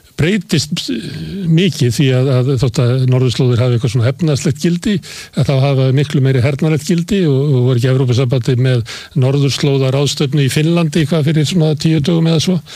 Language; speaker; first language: Icelandic; native; Icelandic